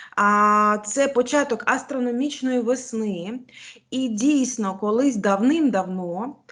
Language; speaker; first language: Ukrainian; non-native, local second language; Russian